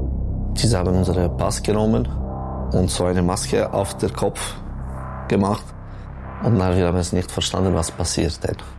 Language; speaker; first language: German; non-native, local second language; French